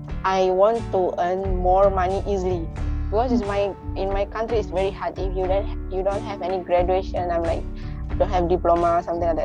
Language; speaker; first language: English; non-native, local second language; Indonesian